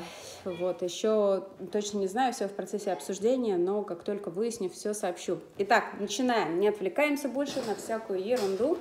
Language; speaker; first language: Russian; native; Russian